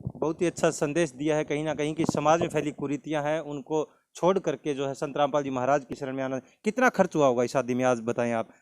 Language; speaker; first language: Hindi; native; Hindi